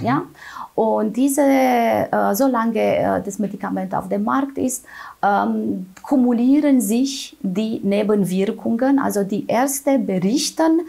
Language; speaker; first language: German; non-native, fluent; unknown